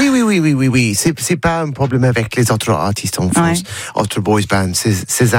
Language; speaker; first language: French; non-native, learner; English